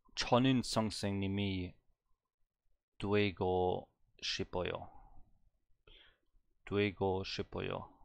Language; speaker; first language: Korean; non-native, learner; German